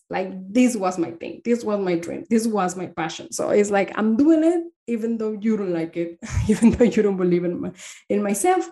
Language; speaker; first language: English; non-native, fluent; Spanish